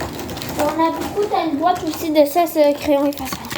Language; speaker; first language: French; native; French